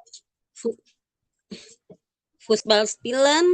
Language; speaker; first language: German; non-native, learner; Indonesian